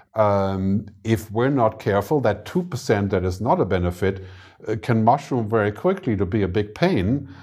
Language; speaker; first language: English; non-native, fluent; German